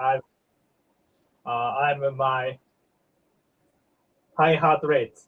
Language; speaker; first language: English; non-native, learner; Japanese